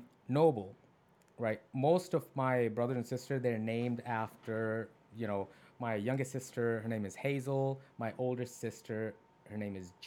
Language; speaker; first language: English; non-native, local second language; Punjabi